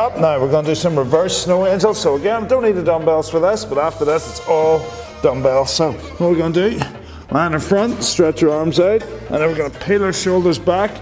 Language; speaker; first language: English; native; English